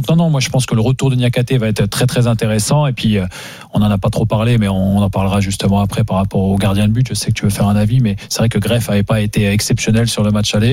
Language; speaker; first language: French; native; French